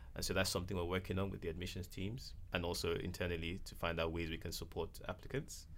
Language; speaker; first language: English; non-native, local second language; Yoruba